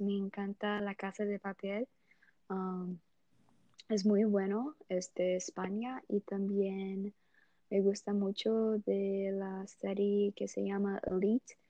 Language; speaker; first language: Spanish; non-native, learner; English